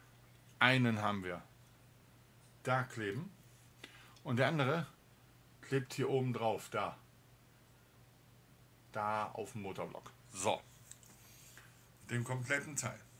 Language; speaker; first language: German; native; German